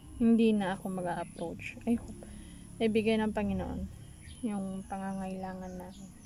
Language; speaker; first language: Filipino; non-native, local second language; Hiligaynon